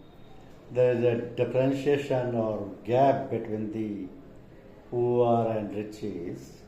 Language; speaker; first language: English; non-native, local second language; Hindi